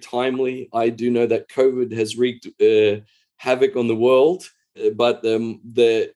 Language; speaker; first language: English; native; English